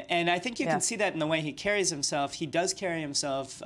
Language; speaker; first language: English; native; English